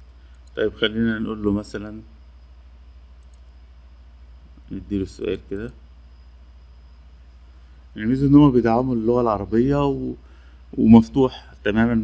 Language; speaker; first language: Arabic; native; Arabic